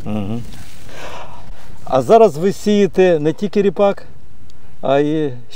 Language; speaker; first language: Ukrainian; native; Ukrainian